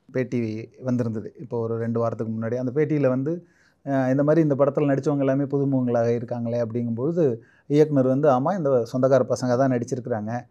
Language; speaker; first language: Tamil; native; Tamil